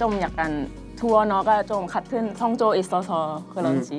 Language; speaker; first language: Korean; non-native, fluent; Thai